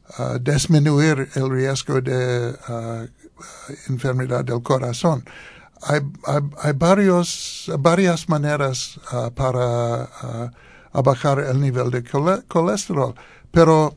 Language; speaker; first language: Spanish; non-native, learner; English